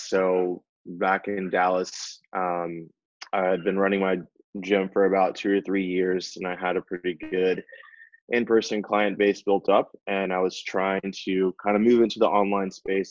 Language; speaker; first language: English; native; English